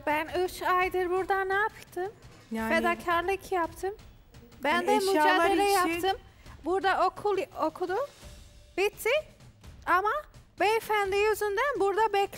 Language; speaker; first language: Turkish; non-native, learner; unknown